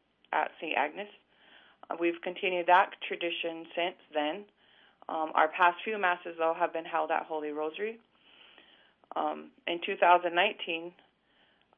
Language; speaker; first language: English; native; English